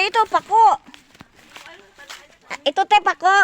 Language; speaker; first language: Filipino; non-native, local second language; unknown